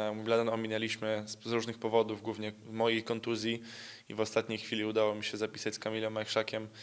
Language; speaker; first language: Polish; native; Polish